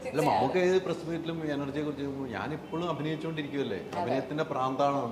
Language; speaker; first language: Malayalam; native; Malayalam